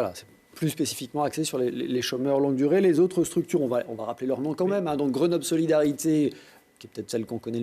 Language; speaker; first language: French; native; French